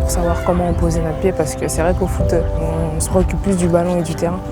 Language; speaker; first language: French; native; French